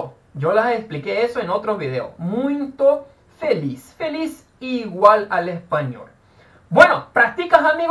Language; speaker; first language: Spanish; non-native, fluent; Portuguese